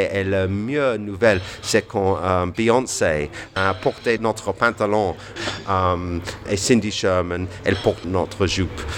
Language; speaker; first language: French; non-native, fluent; English